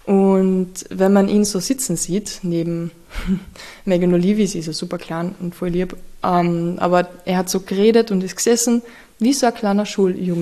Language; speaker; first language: German; native; German